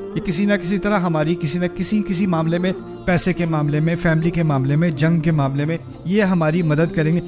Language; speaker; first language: Urdu; early bilingual, heritage; Urdu